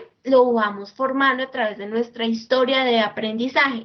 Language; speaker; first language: Spanish; native; Spanish